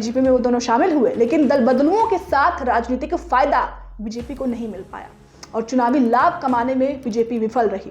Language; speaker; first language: Hindi; native; Hindi